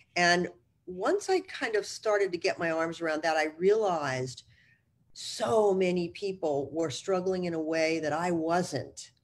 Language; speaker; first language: English; native; English